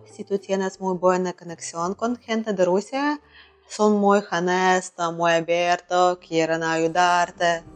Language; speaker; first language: Spanish; non-native, learner; Russian